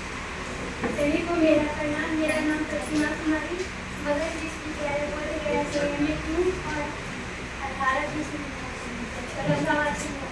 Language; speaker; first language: Hindi; native; Hindi